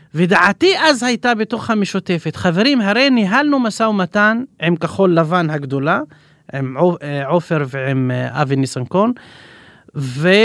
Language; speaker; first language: Hebrew; non-native, local second language; Arabic